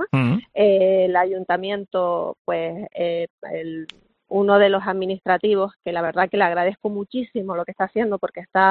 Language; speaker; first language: Spanish; native; Spanish